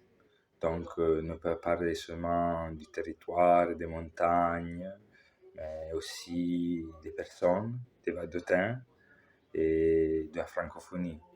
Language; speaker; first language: French; non-native, local second language; Italian